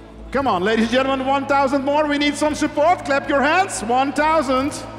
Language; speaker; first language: English; non-native, fluent; Dutch